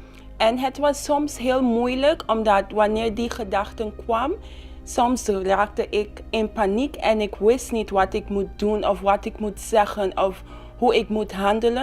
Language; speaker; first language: Dutch; non-native, local second language; Papiamento